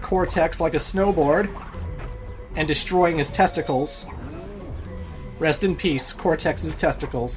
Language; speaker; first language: English; native; English